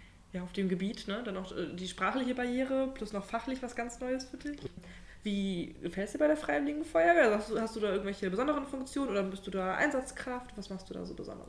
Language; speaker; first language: German; native; German